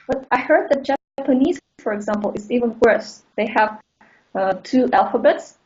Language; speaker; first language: English; non-native, fluent; Russian